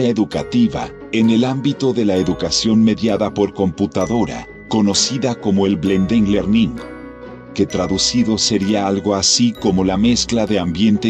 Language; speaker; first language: Spanish; native; Spanish